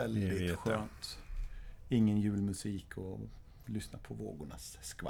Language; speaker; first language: Swedish; native; Swedish